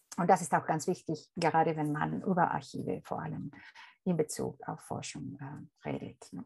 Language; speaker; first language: German; non-native, fluent; Spanish